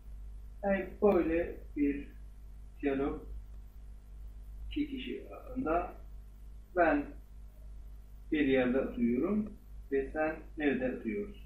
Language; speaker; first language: Turkish; non-native, fluent; Arabic